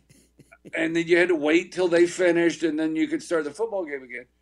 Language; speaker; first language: English; native; English